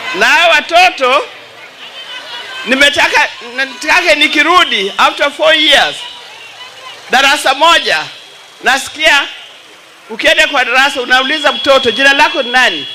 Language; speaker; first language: Swahili; non-native, local second language; Luo (Kenya and Tanzania)